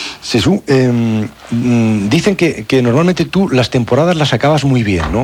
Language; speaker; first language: Spanish; native; Spanish